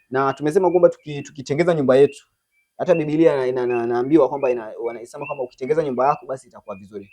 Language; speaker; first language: Swahili; native; Swahili